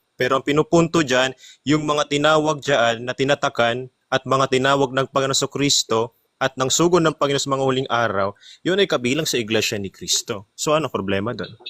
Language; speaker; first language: Filipino; native; Filipino